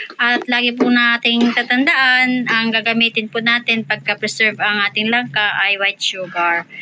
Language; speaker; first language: Filipino; native; Filipino